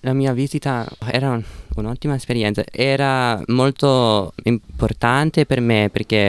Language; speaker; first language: Italian; non-native, learner; English